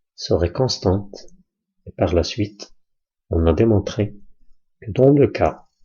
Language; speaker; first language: French; non-native, local second language; Arabic